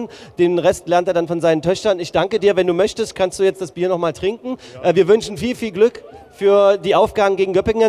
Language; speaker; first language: German; native; German